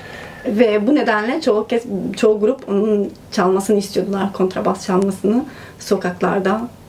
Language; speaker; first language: Turkish; early bilingual, heritage; Turkish